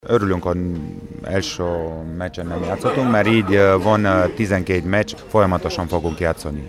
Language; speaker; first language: Hungarian; non-native, fluent; Romanian